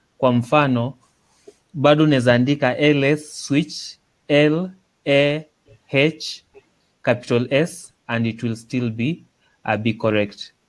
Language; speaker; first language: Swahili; non-native, local second language; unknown